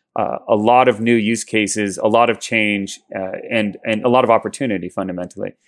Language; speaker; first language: English; native; English